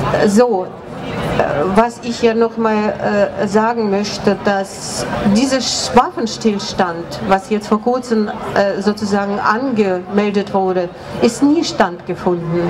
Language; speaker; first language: German; non-native, fluent; Russian